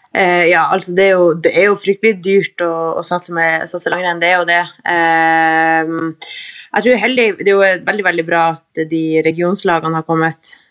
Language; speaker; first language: Norwegian; native; Norwegian